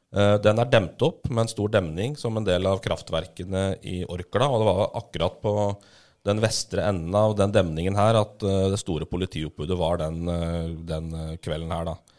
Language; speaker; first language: Norwegian; native; Norwegian